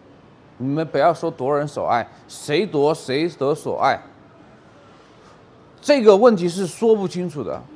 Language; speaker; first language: Chinese; native; Chinese